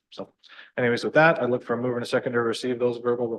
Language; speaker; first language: English; native; English